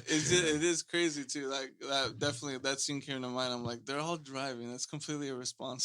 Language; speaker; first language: English; native; English